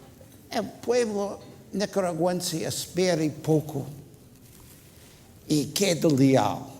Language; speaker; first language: Spanish; non-native, fluent; English